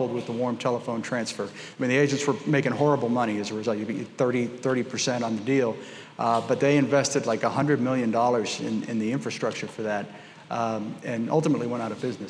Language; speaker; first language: English; native; English